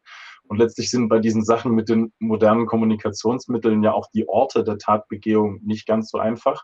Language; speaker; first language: German; native; German